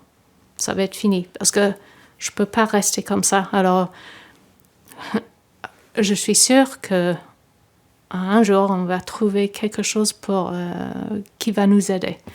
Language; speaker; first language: French; non-native, fluent; English